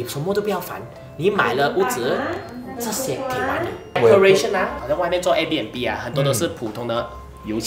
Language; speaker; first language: Chinese; native; Chinese